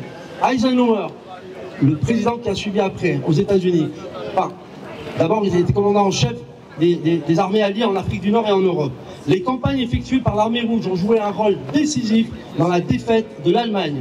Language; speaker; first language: French; native; French